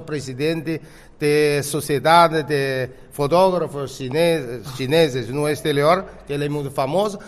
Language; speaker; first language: Portuguese; non-native, fluent; Chinese